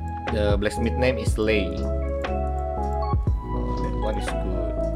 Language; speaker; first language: English; non-native, learner; Indonesian